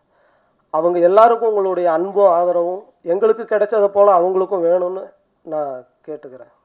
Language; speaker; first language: Tamil; native; Tamil